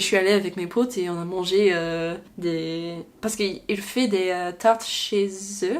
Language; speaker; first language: French; non-native, fluent; English